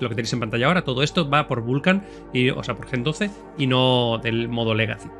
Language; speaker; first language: Spanish; native; Spanish